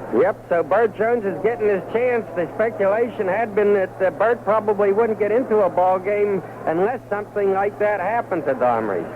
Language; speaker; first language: English; native; English